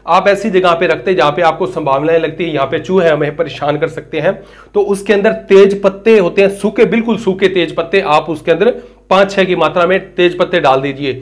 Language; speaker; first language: Hindi; native; Hindi